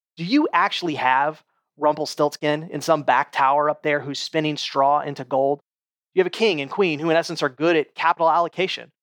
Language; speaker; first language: English; native; English